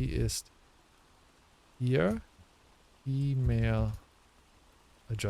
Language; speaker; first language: German; non-native, learner; English